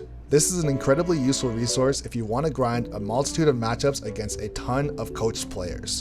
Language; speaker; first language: English; native; English